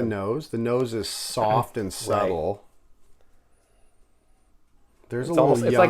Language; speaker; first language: English; native; English